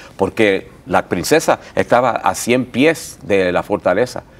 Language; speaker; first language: Spanish; early bilingual, heritage; Spanish